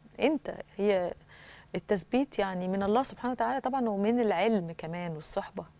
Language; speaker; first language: Arabic; native; Arabic